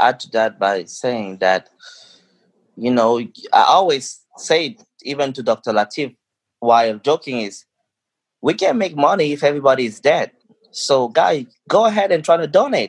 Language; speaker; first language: English; non-native, local second language; French